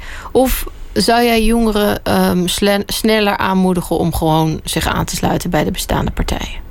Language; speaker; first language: Dutch; native; Dutch